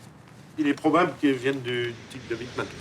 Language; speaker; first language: French; native; French